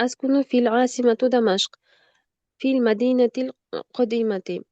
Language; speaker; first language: Arabic; non-native, learner; Uzbek